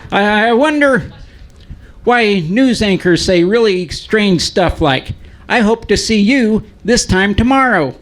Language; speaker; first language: English; native; English